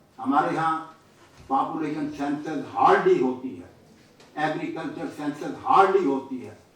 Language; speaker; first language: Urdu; non-native, local second language; Punjabi